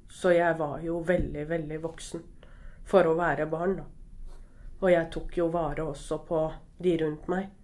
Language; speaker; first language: Norwegian; early bilingual, other home language; Arabic